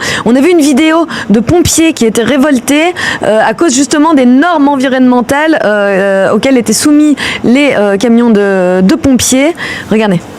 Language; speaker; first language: French; native; French